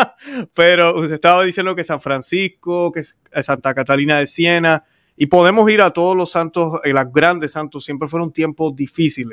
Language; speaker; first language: Spanish; native; Spanish